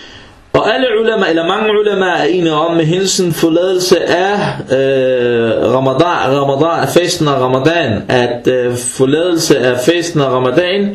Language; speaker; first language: Danish; early bilingual, other home language; Arabic